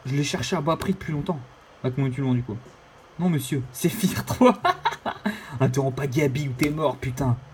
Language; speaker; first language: French; native; French